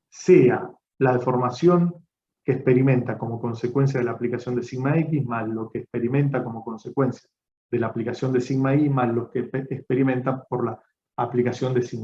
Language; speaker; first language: Spanish; native; Spanish